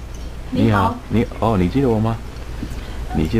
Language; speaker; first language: Chinese; non-native, learner; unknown